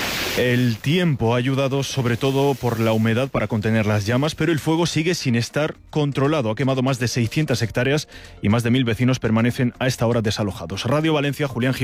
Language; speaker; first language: Spanish; native; Spanish